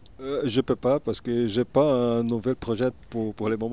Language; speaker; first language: French; non-native, learner; Portuguese